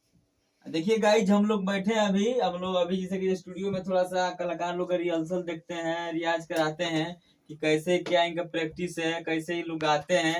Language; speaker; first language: Hindi; non-native, local second language; Bhojpuri